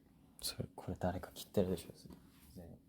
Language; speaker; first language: Japanese; non-native, fluent; Korean